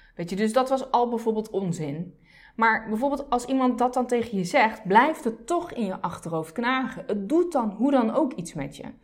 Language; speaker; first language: Dutch; early bilingual, other home language; Turkish